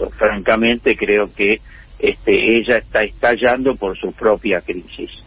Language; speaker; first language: Spanish; native; Spanish